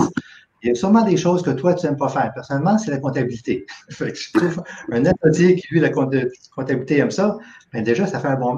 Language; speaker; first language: French; native; French